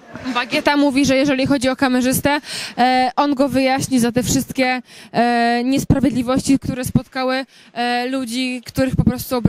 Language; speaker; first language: Polish; native; Polish